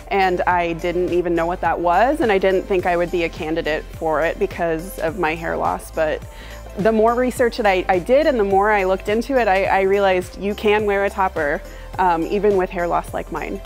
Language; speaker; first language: English; native; English